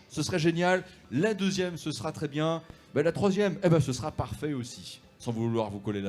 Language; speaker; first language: French; native; French